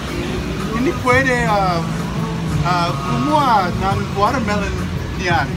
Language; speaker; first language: Filipino; non-native, learner; English